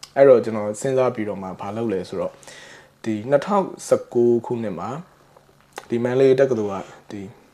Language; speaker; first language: Burmese; native; Burmese